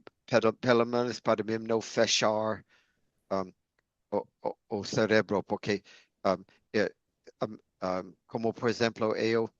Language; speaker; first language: Portuguese; non-native, learner; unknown